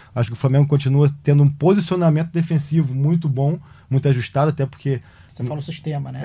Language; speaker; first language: Portuguese; native; Portuguese